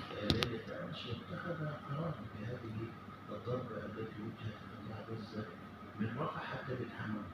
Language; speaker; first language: Arabic; native; Arabic